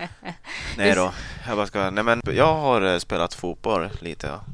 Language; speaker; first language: Swedish; early bilingual, other home language; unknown